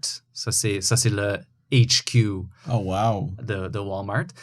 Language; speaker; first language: French; non-native, fluent; English